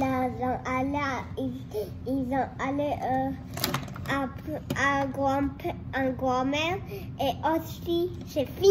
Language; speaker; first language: French; non-native, learner; English